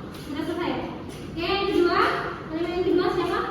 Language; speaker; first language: Indonesian; native; Indonesian